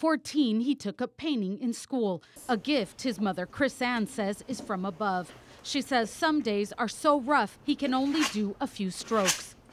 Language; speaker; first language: English; native; English